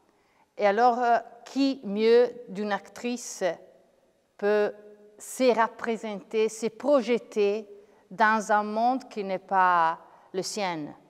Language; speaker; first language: French; non-native, fluent; Italian